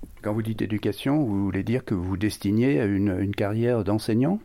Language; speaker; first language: French; native; French